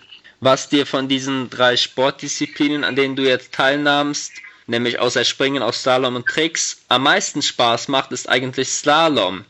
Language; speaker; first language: German; native; German